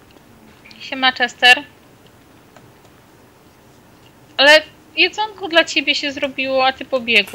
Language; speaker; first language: Polish; native; Polish